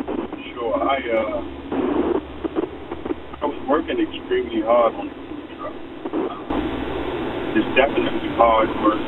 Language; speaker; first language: English; native; English